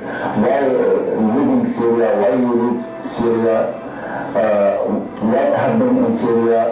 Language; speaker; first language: English; non-native, learner; Arabic